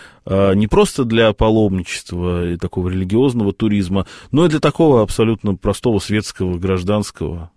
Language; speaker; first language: Russian; native; Russian